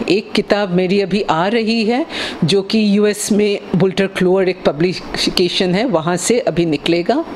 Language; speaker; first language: Hindi; non-native, local second language; Bangla